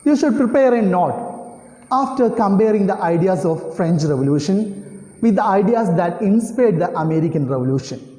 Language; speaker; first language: English; non-native, local second language; Malayalam